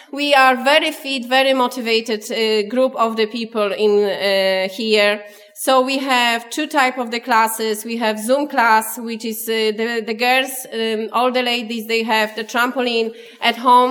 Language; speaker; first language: English; non-native, learner; Polish